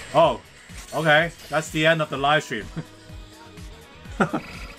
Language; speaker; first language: English; non-native, local second language; Cantonese